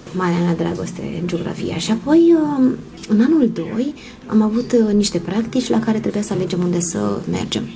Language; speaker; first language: Romanian; native; Romanian